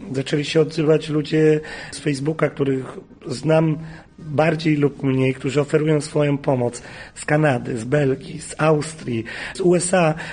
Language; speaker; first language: Polish; native; Polish